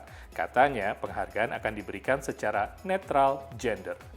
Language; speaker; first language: Indonesian; native; Indonesian